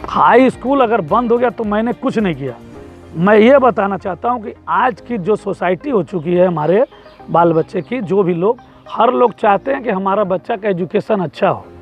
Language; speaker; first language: Hindi; native; Hindi